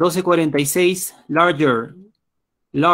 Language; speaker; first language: English; non-native, fluent; Spanish